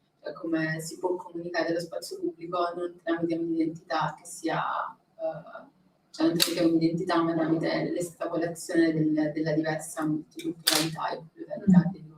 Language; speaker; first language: Italian; native; Italian